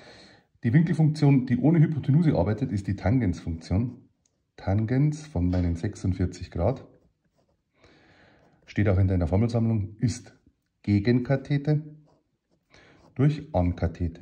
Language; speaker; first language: German; native; German